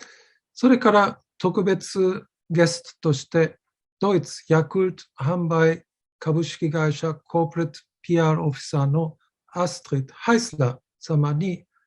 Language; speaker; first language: Japanese; non-native, fluent; German